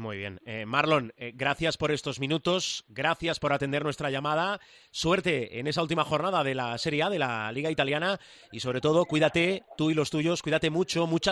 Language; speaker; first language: Spanish; native; Spanish